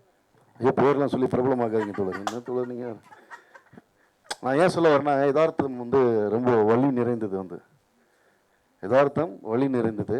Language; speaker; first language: Tamil; native; Tamil